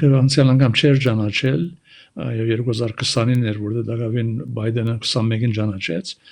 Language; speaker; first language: Armenian; early bilingual, heritage; Armenian